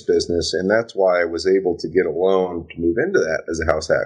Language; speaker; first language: English; native; English